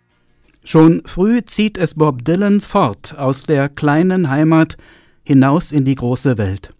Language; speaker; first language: German; native; German